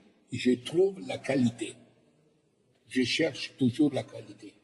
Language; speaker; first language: French; non-native, learner; Italian